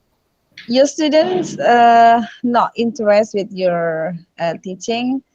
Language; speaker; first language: English; non-native, learner; Indonesian